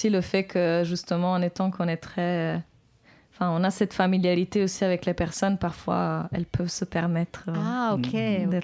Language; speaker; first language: French; native; French